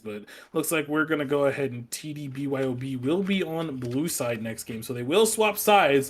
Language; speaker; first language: English; native; English